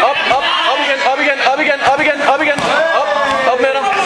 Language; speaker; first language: Danish; native; Danish